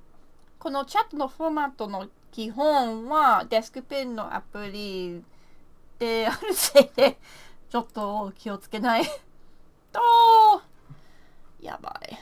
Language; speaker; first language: Japanese; non-native, learner; English